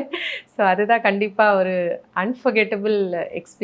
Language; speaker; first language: Tamil; non-native, fluent; Malayalam